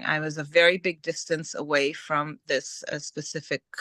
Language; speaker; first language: English; early bilingual, other home language; Ukrainian